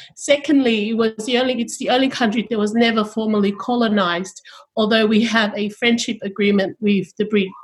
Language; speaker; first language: English; early bilingual, other home language; Tongan